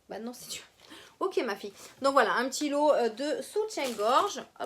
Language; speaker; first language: French; native; French